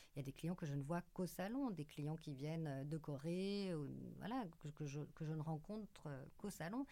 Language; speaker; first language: French; native; French